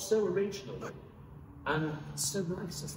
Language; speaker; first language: English; native; English